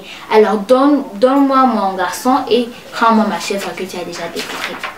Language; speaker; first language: French; non-native, local second language; Kinyarwanda